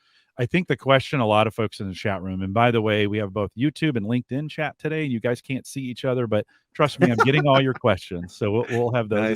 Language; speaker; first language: English; native; English